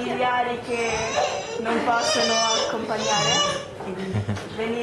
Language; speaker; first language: Italian; non-native, fluent; Malagasy